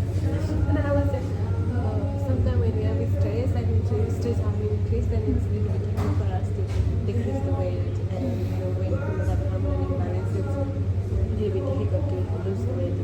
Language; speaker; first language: English; non-native, learner; Tibetan